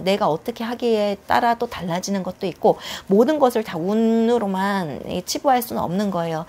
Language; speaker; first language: Korean; native; Korean